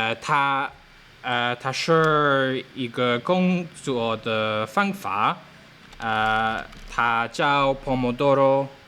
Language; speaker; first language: Chinese; non-native, learner; English